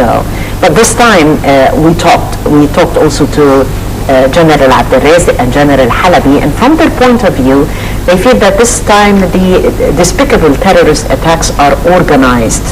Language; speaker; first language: English; non-native, fluent; Arabic